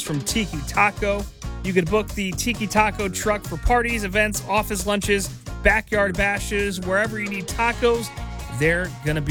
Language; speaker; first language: English; native; English